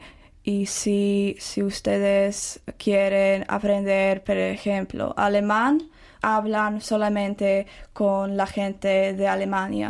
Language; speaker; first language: Spanish; non-native, learner; Czech